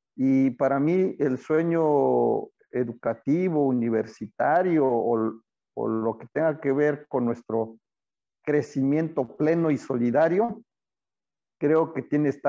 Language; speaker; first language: Spanish; non-native, local second language; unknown